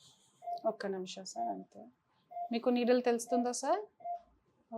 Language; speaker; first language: Telugu; non-native, fluent; Hindi